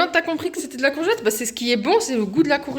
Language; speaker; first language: French; native; French